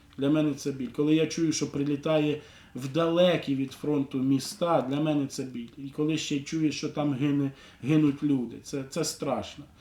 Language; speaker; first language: Ukrainian; non-native, local second language; Russian